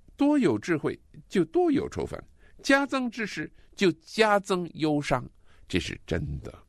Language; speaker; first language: Chinese; native; Chinese